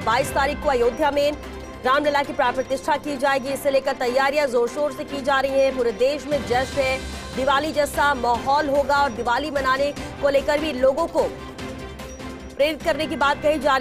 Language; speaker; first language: Hindi; native; Hindi